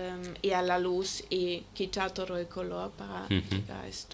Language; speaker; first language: Spanish; non-native, fluent; German